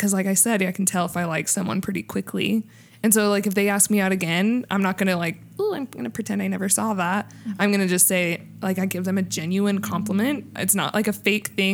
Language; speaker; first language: English; native; English